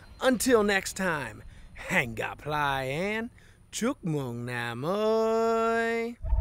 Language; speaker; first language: Vietnamese; non-native, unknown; English